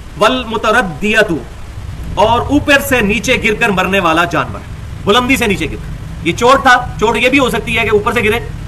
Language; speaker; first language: Urdu; non-native, local second language; Punjabi